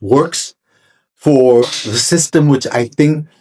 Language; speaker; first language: English; non-native, local second language; Filipino